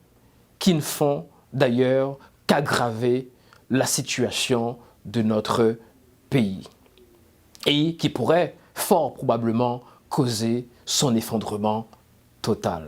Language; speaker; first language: French; non-native, local second language; Haitian Creole